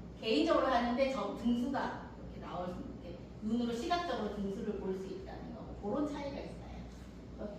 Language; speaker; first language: Korean; native; Korean